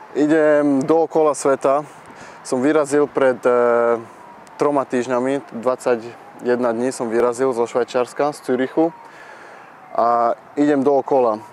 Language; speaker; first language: Slovak; early bilingual, heritage; Slovak